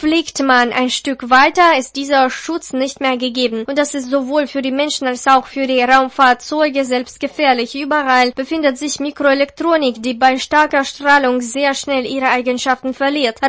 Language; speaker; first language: German; non-native, fluent; Russian